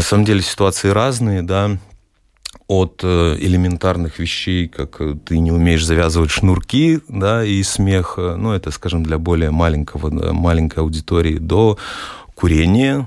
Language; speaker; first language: Russian; native; Russian